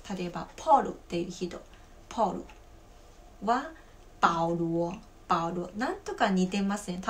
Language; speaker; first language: Japanese; non-native, fluent; Chinese